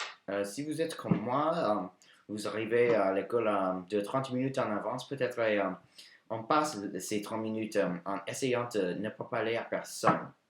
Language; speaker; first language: French; non-native, learner; English